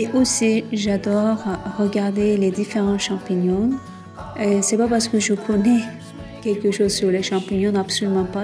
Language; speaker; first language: French; non-native, fluent; Turkish